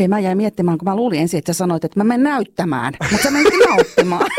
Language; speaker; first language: Finnish; native; Finnish